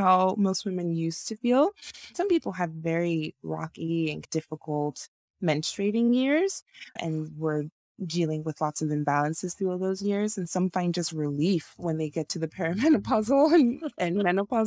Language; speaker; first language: English; non-native, local second language; Yoruba